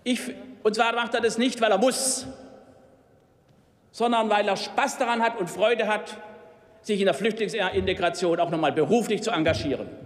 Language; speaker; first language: German; native; German